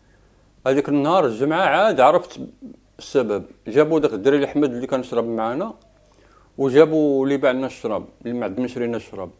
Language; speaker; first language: Arabic; native; Arabic